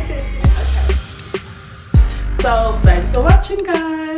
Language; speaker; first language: English; native; English